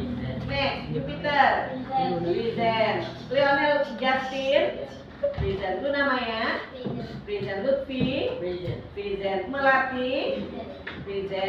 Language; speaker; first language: English; non-native, learner; Indonesian